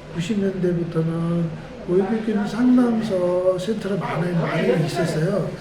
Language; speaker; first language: Korean; non-native, fluent; Nepali